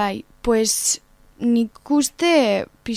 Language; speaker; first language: Basque; non-native, learner; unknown